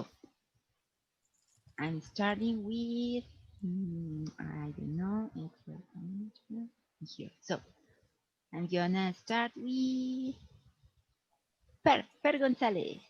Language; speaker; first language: English; non-native, fluent; Spanish